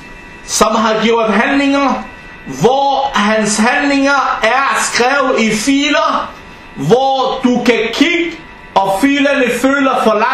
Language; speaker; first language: Danish; early bilingual, other home language; Arabic